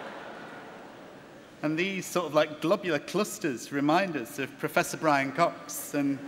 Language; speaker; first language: English; native; English